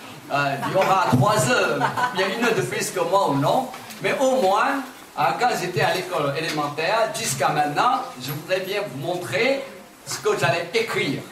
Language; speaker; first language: French; non-native, fluent; Chinese